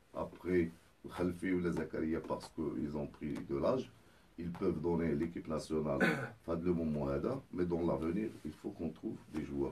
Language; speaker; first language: French; non-native, local second language; Arabic